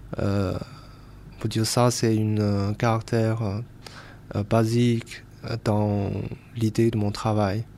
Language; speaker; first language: French; non-native, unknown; Chinese